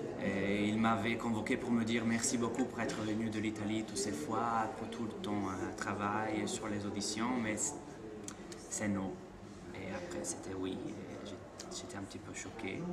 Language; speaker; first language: French; non-native, fluent; Italian